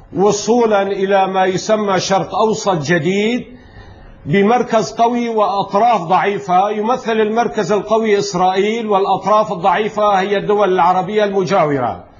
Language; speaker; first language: Arabic; non-native, local second language; Kurdish